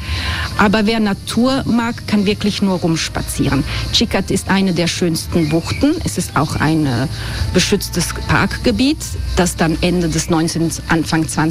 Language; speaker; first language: German; non-native, fluent; Croatian